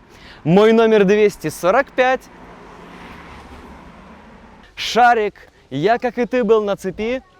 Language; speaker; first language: Russian; native; Russian